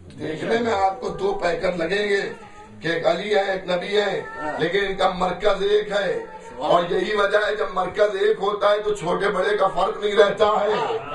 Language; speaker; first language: Urdu; native; Urdu